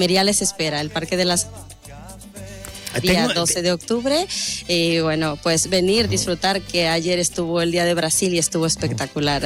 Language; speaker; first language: Spanish; native; Spanish